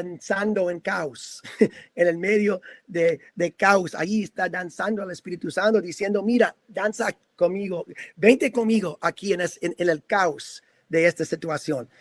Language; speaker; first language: Spanish; non-native, fluent; English